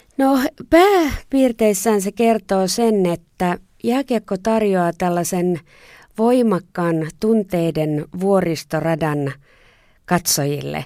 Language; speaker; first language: Finnish; native; Finnish